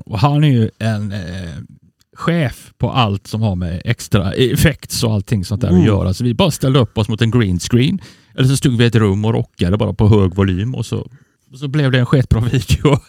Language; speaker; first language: Swedish; native; Swedish